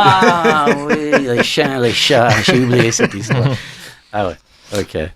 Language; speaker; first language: French; non-native, learner; English